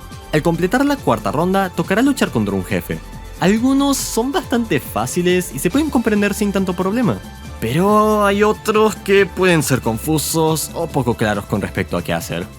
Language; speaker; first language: Spanish; native; Spanish